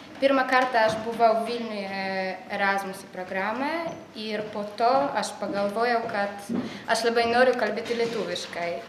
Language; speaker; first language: Lithuanian; non-native, learner; Polish